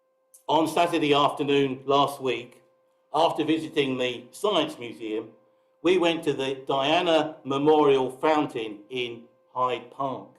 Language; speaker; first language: English; native; English